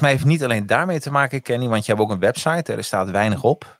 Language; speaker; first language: Dutch; native; Dutch